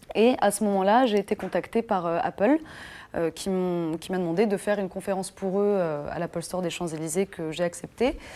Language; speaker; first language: French; native; French